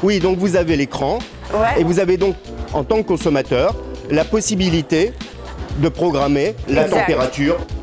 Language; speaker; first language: French; native; French